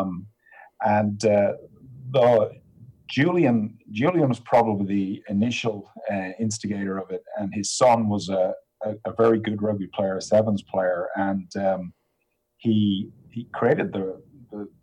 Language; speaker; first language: English; native; English